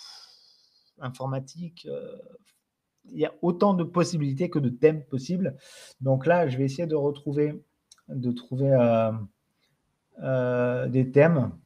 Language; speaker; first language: French; native; French